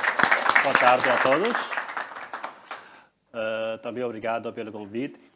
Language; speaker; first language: Portuguese; non-native, fluent; Chinese